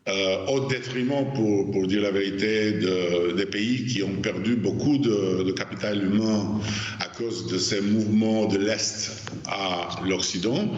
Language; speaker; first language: French; non-native, fluent; Albanian